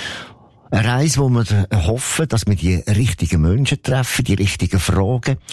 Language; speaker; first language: German; native; German